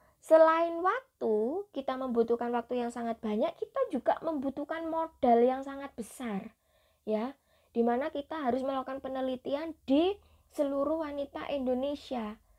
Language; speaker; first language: Indonesian; native; Indonesian